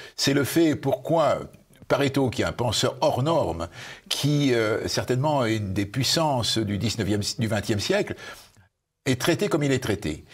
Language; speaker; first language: French; native; French